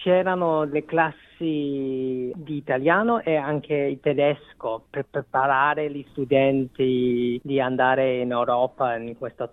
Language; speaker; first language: Italian; non-native, fluent; Korean